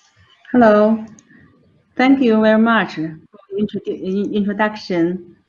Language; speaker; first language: English; non-native, fluent; Chinese